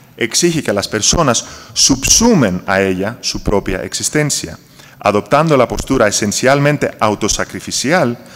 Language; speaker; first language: Spanish; non-native, fluent; Greek